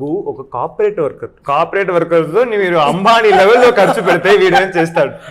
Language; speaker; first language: Telugu; non-native, local second language; Tamil